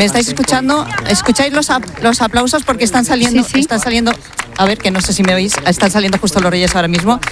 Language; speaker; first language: Spanish; native; Spanish